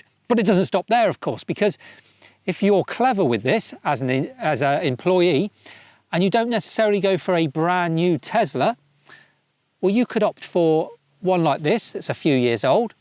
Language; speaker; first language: English; native; English